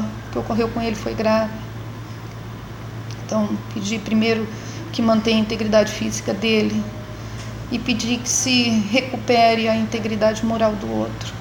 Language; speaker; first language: Portuguese; native; Portuguese